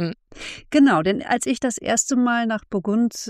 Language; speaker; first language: German; native; German